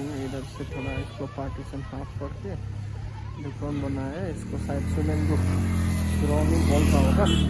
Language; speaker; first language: Hindi; non-native, local second language; Nepali